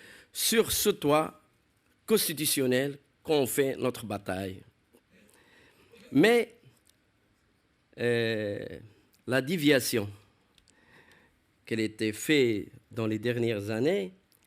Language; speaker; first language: French; non-native, fluent; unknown